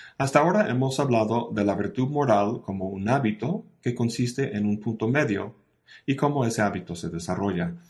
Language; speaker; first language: Spanish; non-native, fluent; English